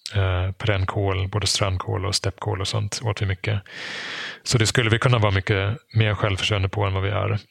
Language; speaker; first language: Swedish; non-native, fluent; German